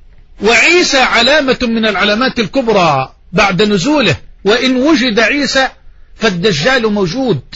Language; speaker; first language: Arabic; native; Arabic